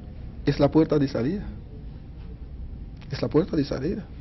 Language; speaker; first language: Spanish; non-native, fluent; Haitian Creole